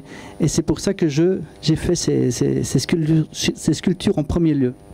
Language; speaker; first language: French; non-native, local second language; Dutch